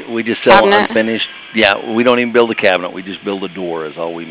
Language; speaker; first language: English; native; English